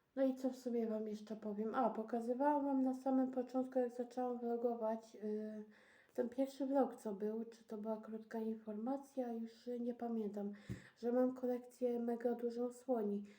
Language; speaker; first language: Polish; native; Polish